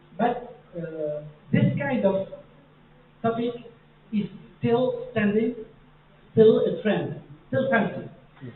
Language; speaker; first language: English; non-native, fluent; Arabic